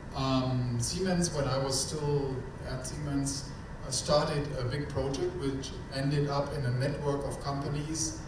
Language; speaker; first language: English; non-native, fluent; German